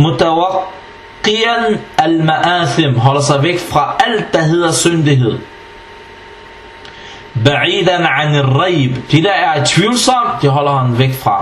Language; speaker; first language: Danish; non-native, fluent; Arabic